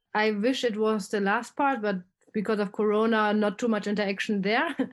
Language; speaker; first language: English; non-native, fluent; German